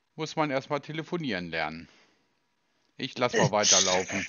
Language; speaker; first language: German; native; German